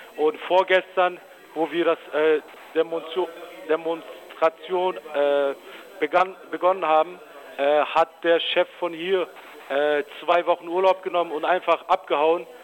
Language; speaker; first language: German; early bilingual, other home language; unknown